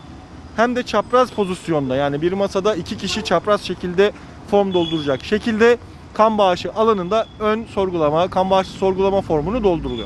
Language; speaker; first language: Turkish; native; Turkish